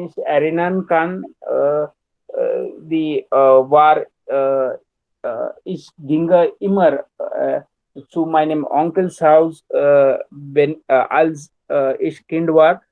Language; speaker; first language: German; non-native, learner; Hindi